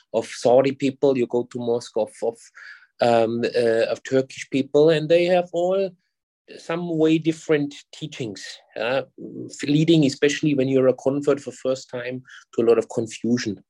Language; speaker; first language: English; non-native, fluent; German